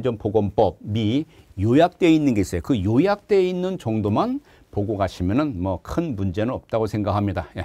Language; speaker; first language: Korean; native; Korean